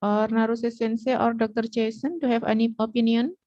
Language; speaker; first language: English; non-native, learner; Indonesian